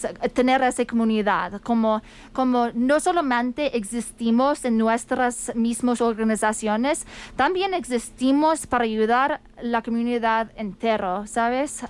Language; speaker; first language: Spanish; non-native, fluent; English